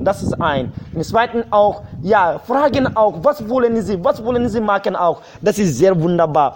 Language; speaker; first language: German; non-native, fluent; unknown